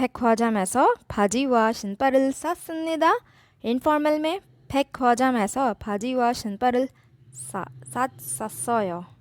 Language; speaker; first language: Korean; non-native, fluent; Urdu